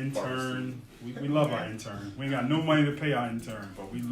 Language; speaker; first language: English; native; English